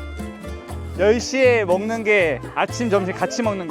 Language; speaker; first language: Korean; native; Korean